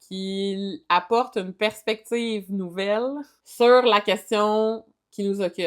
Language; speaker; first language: French; native; French